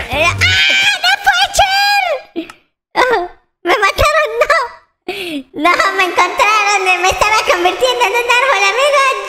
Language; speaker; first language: Spanish; native; Spanish